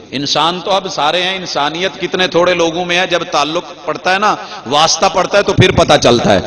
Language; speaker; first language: Urdu; non-native, local second language; Punjabi